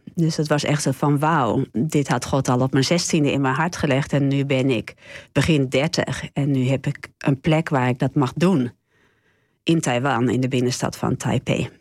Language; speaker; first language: Dutch; native; Dutch